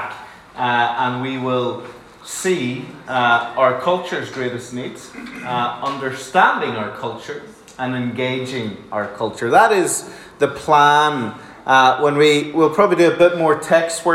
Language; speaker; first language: English; native; English